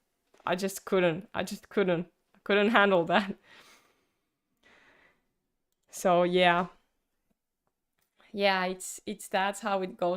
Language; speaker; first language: English; non-native, fluent; Finnish